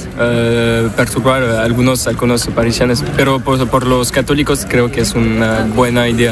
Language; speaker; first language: Spanish; non-native, learner; French